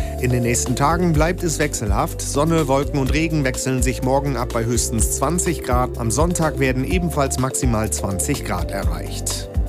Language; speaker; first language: German; native; German